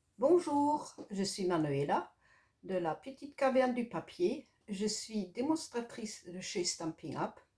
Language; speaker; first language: French; non-native, fluent; German